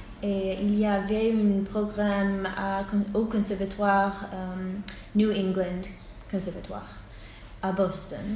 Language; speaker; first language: French; non-native, fluent; English